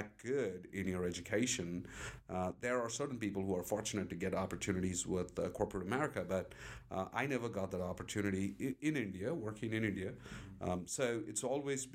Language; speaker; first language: English; native; English